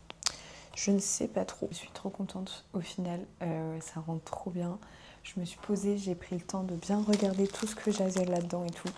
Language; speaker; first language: French; native; French